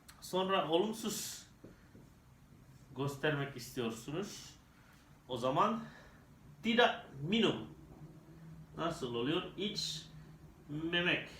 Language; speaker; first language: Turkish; non-native, learner; Indonesian